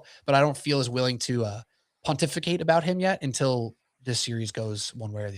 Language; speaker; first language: English; native; English